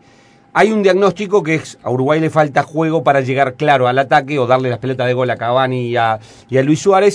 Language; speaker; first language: Spanish; native; Spanish